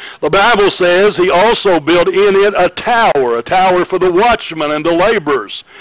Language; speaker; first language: English; native; English